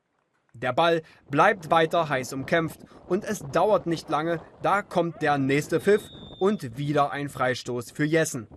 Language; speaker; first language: German; native; German